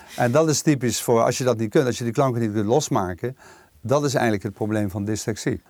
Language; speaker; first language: Dutch; native; Dutch